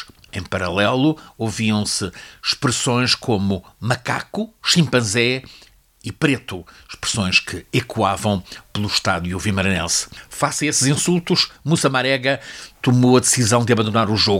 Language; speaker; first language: Portuguese; native; Portuguese